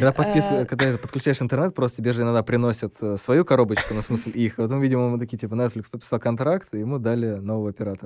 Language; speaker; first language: Russian; native; Russian